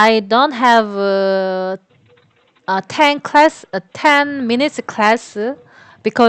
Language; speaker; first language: English; non-native, learner; Korean